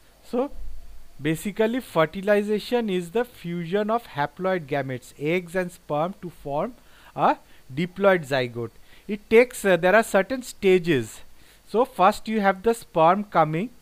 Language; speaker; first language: English; non-native, local second language; Bangla